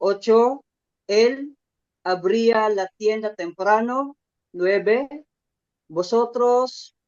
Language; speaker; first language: Spanish; non-native, learner; Filipino